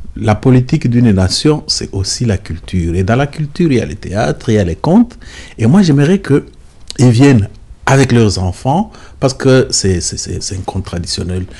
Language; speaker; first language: French; non-native, local second language; Lingala